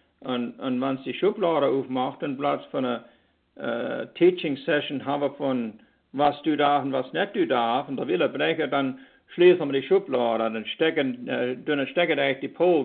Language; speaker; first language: German; early bilingual, heritage; Pennsylvania German